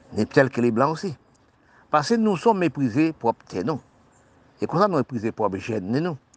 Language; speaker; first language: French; non-native, local second language; Haitian Creole